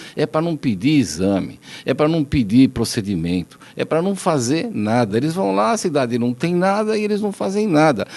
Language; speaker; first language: Portuguese; native; Portuguese